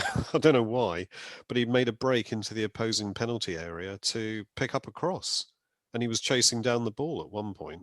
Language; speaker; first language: English; native; English